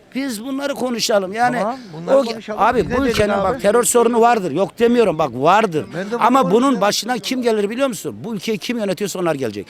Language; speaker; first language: Turkish; native; Turkish